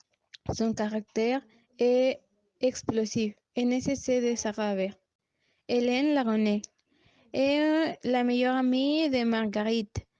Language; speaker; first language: French; non-native, learner; Spanish